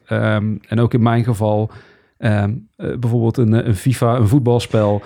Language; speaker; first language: Dutch; native; Dutch